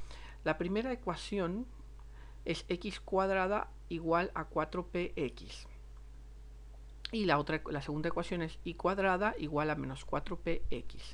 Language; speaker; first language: Spanish; native; Spanish